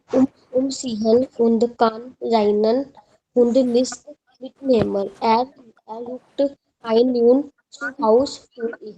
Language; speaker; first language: German; non-native, learner; Hindi